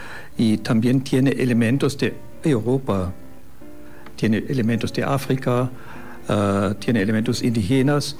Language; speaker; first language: Spanish; non-native, fluent; German